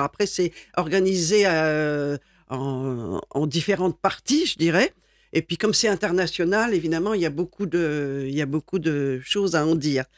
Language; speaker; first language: French; native; French